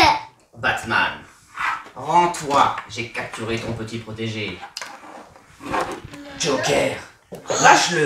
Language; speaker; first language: French; native; French